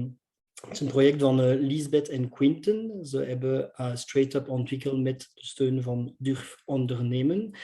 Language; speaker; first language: Dutch; non-native, local second language; French